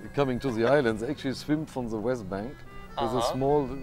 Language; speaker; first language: English; non-native, fluent; German